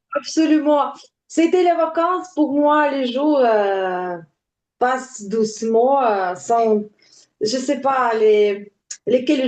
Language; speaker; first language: French; non-native, learner; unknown